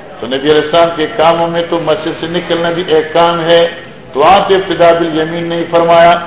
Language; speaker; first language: Urdu; non-native, local second language; Northern Hindko